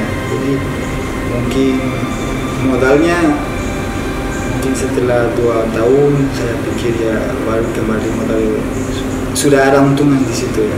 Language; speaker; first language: Indonesian; non-native, fluent; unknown